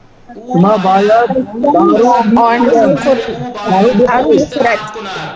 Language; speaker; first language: Persian; non-native, fluent; Urdu